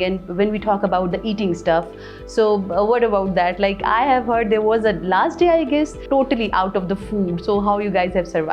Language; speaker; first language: English; non-native, fluent; Urdu